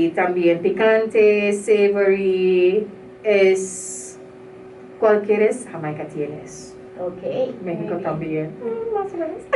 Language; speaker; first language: Spanish; non-native, learner; English